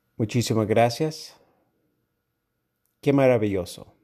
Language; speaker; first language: Spanish; non-native, learner; English